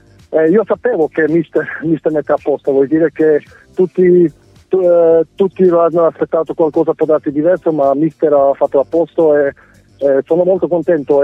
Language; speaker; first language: Italian; non-native, fluent; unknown